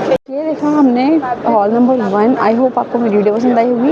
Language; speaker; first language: Hindi; native; Hindi